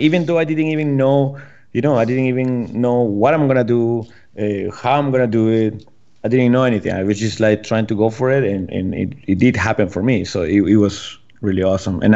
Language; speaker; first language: English; non-native, fluent; Spanish